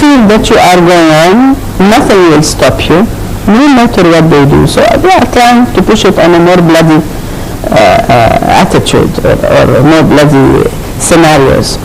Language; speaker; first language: English; non-native, fluent; Arabic